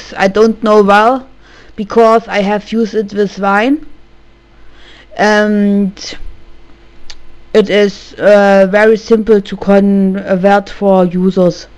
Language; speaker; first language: English; non-native, learner; German